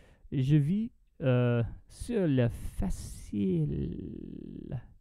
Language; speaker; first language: French; non-native, learner; English